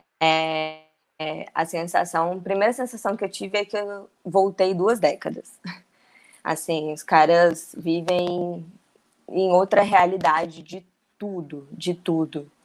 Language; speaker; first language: Portuguese; native; Portuguese